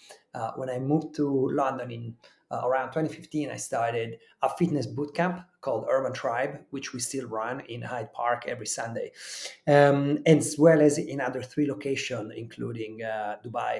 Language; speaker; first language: English; non-native, fluent; Italian